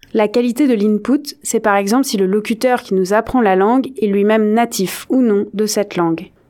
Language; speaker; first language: French; native; French